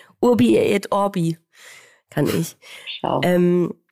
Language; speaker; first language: German; native; German